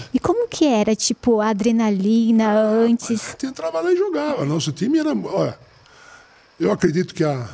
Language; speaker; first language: Portuguese; native; Portuguese